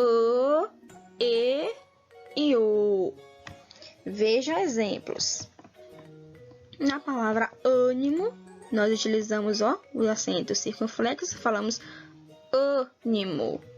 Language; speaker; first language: Portuguese; native; Portuguese